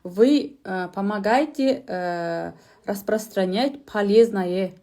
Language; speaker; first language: Russian; non-native, local second language; Kazakh